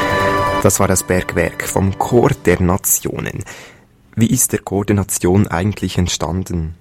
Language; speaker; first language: German; native; German